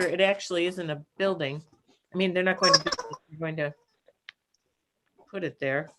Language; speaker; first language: English; native; English